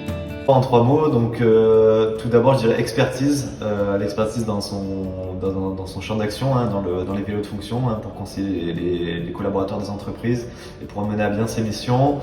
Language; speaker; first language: French; native; French